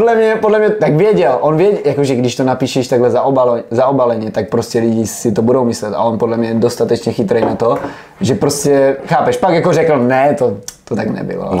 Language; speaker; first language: Czech; native; Czech